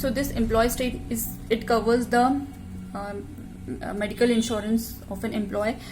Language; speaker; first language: English; non-native, local second language; Hindi